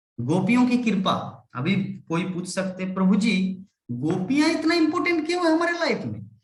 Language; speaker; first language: Hindi; non-native, local second language; Bangla